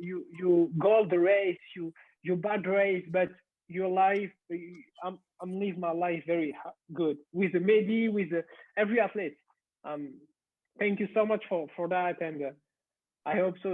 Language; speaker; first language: English; non-native, learner; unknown